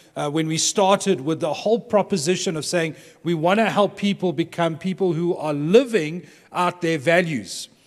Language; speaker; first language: English; native; English